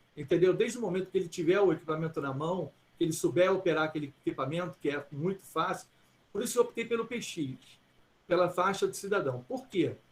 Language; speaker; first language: Portuguese; early bilingual, other home language; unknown